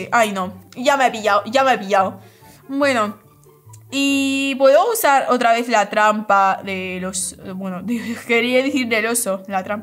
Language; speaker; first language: Spanish; non-native, fluent; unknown